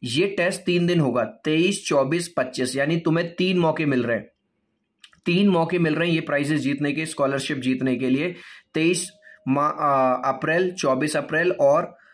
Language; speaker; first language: Hindi; native; Hindi